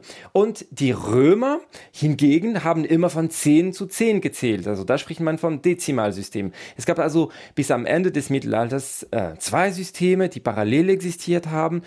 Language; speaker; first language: German; non-native, local second language; French